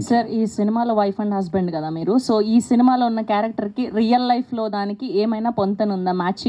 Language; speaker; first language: Telugu; native; Telugu